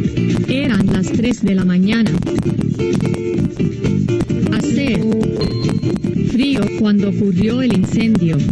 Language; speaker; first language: Spanish; non-native, learner; English